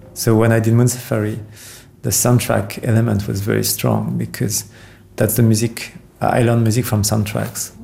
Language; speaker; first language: English; non-native, fluent; French